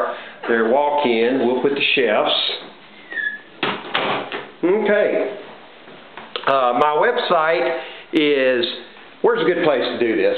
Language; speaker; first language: English; native; English